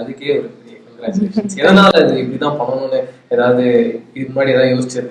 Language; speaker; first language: Tamil; native; Tamil